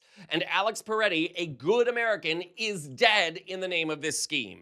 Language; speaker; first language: English; native; English